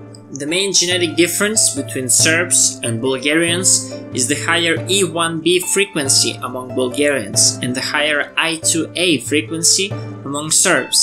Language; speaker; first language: English; non-native, fluent; Serbian